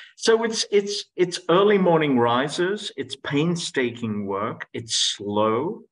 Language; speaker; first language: English; non-native, local second language; Greek